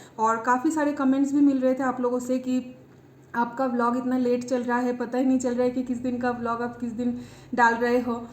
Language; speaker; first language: Hindi; non-native, local second language; Bangla